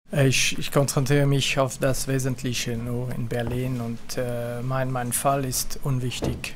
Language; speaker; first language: German; non-native, fluent; French